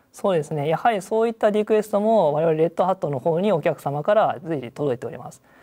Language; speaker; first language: Japanese; native; Japanese